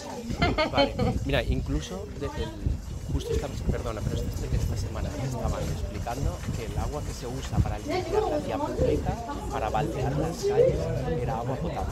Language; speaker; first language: Spanish; native; Spanish